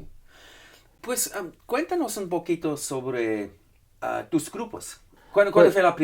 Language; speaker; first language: Spanish; non-native, fluent; English